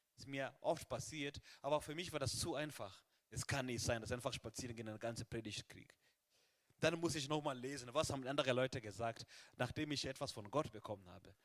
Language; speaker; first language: German; non-native, fluent; Swahili